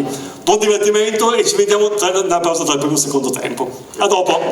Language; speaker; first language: Italian; native; Italian